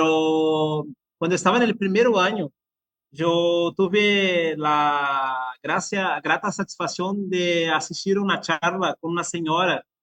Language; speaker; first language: Spanish; non-native, fluent; Portuguese